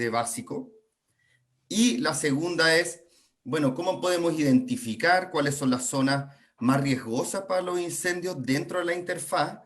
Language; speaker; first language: Spanish; native; Spanish